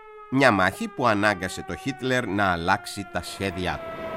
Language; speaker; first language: Greek; native; Greek